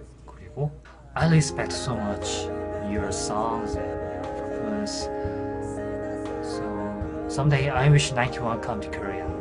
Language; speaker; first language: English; non-native, learner; Korean